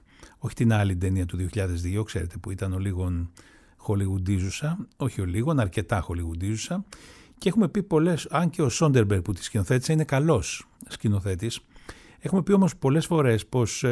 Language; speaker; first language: Greek; native; Greek